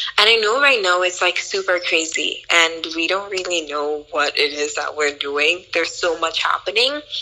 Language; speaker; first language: English; native; English